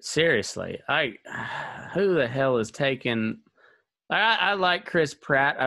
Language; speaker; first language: English; native; English